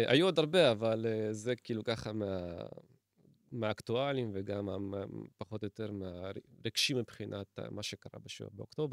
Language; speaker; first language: Hebrew; native; Hebrew